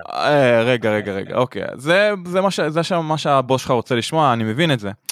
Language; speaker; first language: Hebrew; native; Hebrew